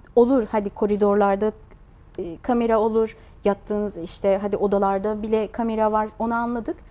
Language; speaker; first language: Turkish; non-native, fluent; Chinese